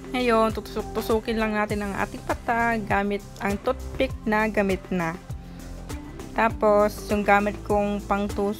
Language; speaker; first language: Filipino; native; Filipino